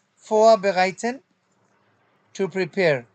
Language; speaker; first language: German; non-native, fluent; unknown